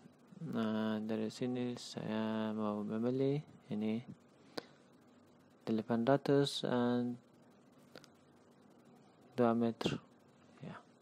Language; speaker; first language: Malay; non-native, learner; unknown